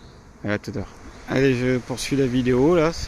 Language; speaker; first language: French; native; French